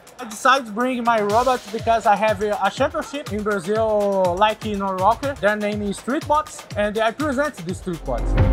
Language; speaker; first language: English; non-native, learner; Portuguese